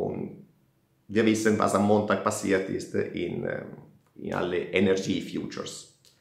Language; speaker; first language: German; non-native, fluent; Italian